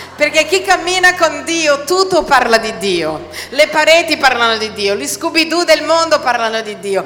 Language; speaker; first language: Italian; non-native, fluent; Portuguese